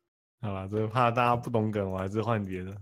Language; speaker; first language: Chinese; native; Chinese